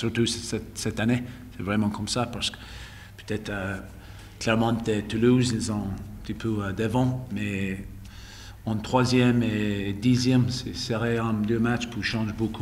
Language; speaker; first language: French; non-native, fluent; English